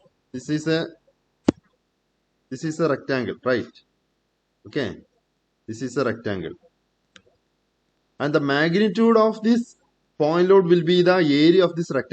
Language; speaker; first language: English; non-native, local second language; Malayalam